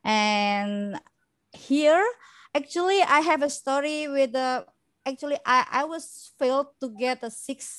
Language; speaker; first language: English; non-native, learner; Indonesian